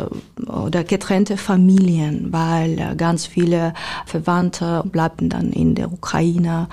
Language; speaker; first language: German; non-native, fluent; Ukrainian